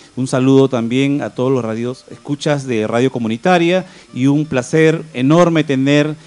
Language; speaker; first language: Spanish; native; Spanish